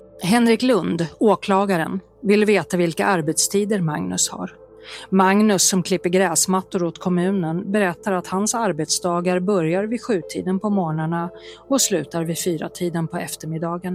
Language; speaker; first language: Swedish; native; Swedish